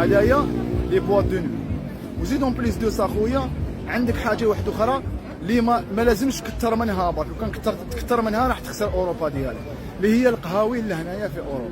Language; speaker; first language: Arabic; native; Arabic